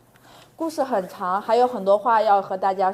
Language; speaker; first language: Chinese; native; Chinese